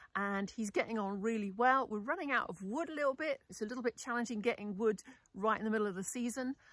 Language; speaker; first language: English; native; English